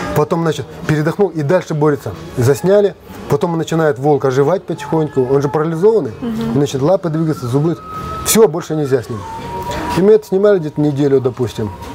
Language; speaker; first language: Russian; non-native, local second language; Kazakh